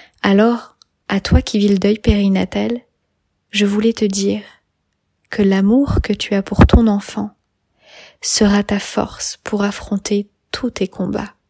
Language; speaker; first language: French; native; French